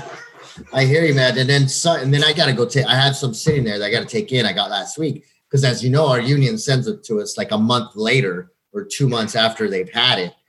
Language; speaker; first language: English; native; English